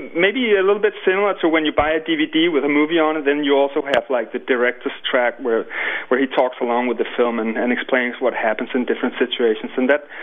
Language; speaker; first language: English; non-native, fluent; Danish